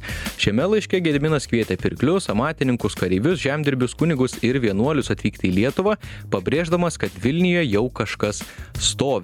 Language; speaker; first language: Lithuanian; native; Lithuanian